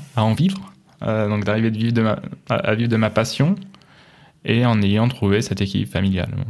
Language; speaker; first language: French; native; French